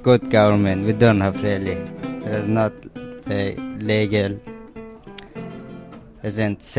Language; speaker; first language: English; non-native, learner; Persian